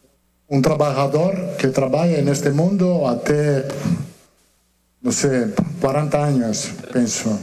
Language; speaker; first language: Portuguese; non-native, learner; Italian